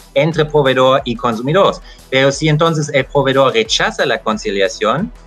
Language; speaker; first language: Spanish; non-native, fluent; German